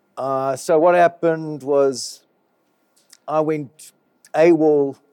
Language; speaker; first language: English; native; English